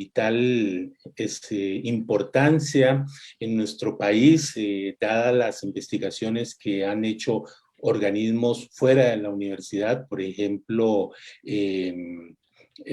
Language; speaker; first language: Spanish; native; Spanish